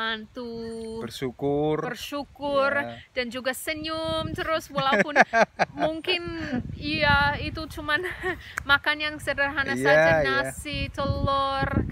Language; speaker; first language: Indonesian; non-native, fluent; English